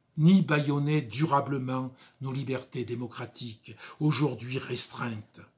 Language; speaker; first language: French; native; French